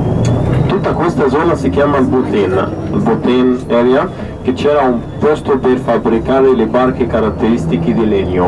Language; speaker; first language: Italian; non-native, fluent; Arabic